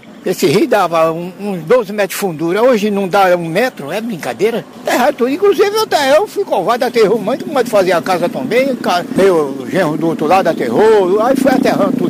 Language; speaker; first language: Portuguese; native; Portuguese